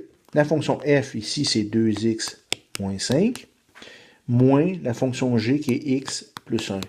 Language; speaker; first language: French; native; French